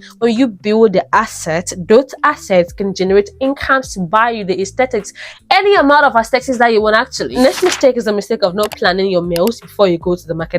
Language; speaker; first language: English; native; English